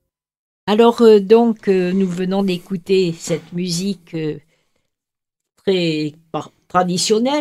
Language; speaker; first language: French; native; French